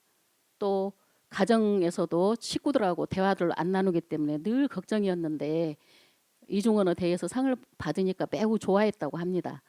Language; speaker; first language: Korean; native; Korean